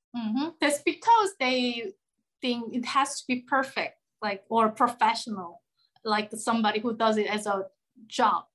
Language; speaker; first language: English; non-native, fluent; Korean